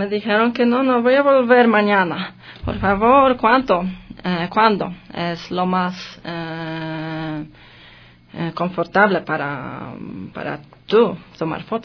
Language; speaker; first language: Spanish; non-native, learner; Polish